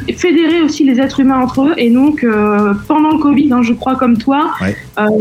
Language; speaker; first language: French; native; French